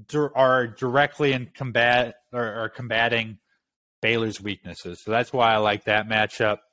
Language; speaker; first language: English; native; English